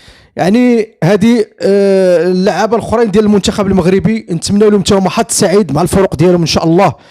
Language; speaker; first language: Arabic; native; Arabic